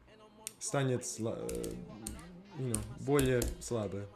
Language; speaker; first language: Russian; non-native, learner; English